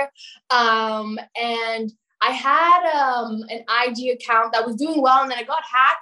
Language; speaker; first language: English; native; English